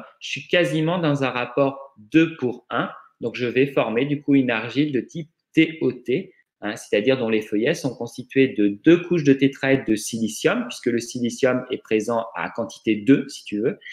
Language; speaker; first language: French; native; French